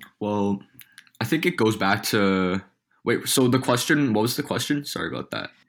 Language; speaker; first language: English; early bilingual, other home language; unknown